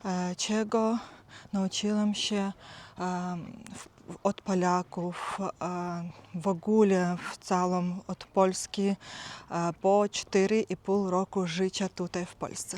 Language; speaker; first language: Polish; non-native, fluent; Ukrainian